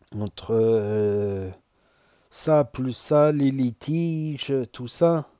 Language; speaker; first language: French; native; French